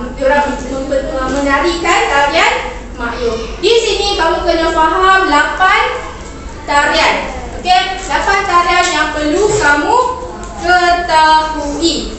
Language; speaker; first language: Malay; native; Malay